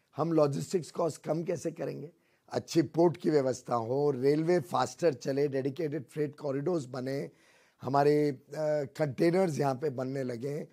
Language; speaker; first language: Hindi; native; Hindi